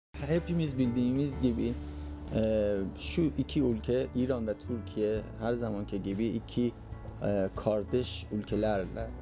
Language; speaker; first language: Turkish; non-native, fluent; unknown